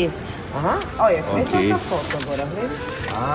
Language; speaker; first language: Portuguese; non-native, learner; Italian